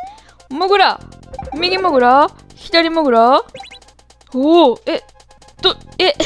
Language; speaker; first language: Japanese; native; Japanese